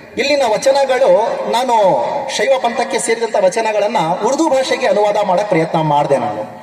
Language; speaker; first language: Kannada; non-native, local second language; Urdu